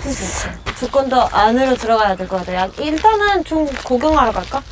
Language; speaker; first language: Korean; non-native, fluent; Chinese